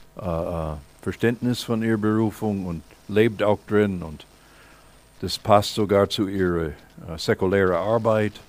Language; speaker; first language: German; non-native, fluent; English